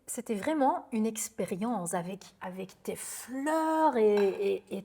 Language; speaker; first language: French; non-native, local second language; Dutch